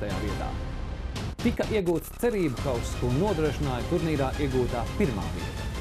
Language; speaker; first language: Latvian; native; Latvian